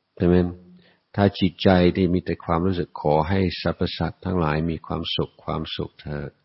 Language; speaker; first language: Thai; non-native, fluent; English